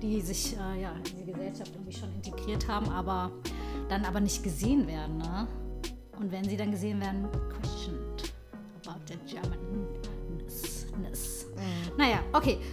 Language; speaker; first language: German; early bilingual, other home language; Somali